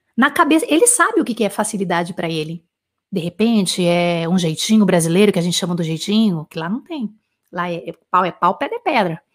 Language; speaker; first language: Portuguese; native; Portuguese